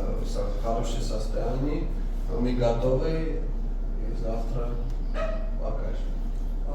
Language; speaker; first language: Russian; non-native, fluent; Armenian